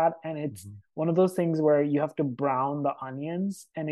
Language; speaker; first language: English; non-native, local second language; Hindi